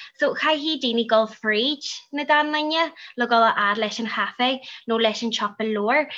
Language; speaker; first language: Irish; non-native, local second language; English